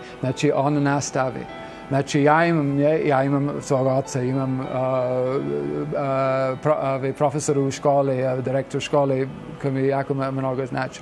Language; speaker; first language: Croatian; non-native, fluent; English